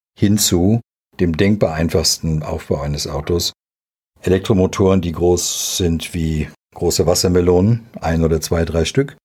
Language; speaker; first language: German; early bilingual, other home language; Serbian